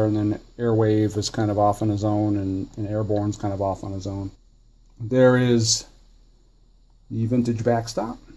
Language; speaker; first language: English; native; English